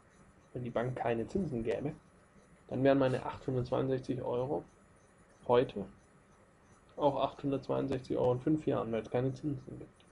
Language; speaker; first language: German; native; German